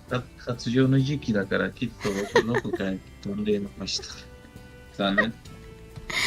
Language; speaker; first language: Japanese; non-native, learner; Spanish